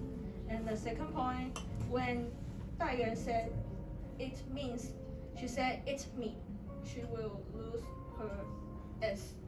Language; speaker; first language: English; non-native, learner; Chinese